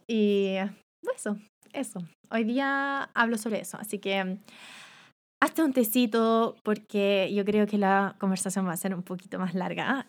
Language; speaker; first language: Spanish; non-native, fluent; German